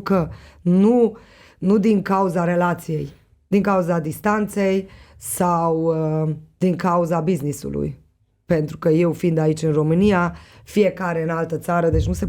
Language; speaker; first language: Romanian; non-native, local second language; Hungarian